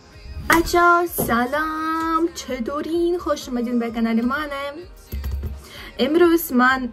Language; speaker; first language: Persian; non-native, learner; Turkish